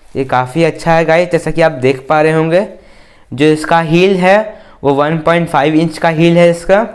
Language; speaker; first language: Hindi; native; Hindi